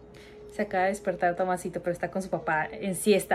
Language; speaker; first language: Spanish; native; Spanish